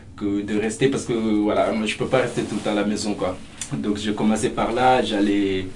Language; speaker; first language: French; non-native, local second language; Fula